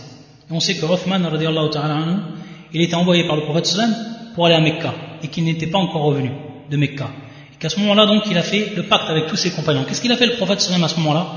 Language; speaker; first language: French; native; French